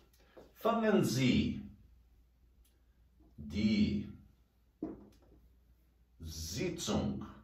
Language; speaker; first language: German; non-native, fluent; Portuguese